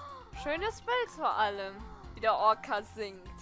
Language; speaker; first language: German; native; German